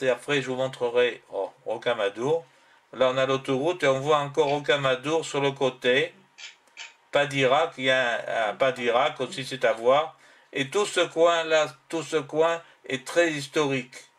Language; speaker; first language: French; native; French